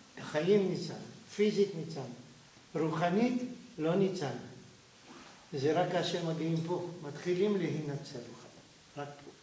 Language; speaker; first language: Hebrew; non-native, fluent; French